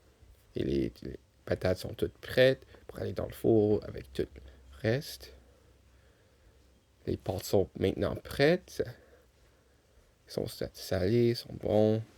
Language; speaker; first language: French; non-native, local second language; English